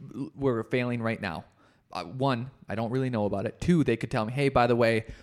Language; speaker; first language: English; native; English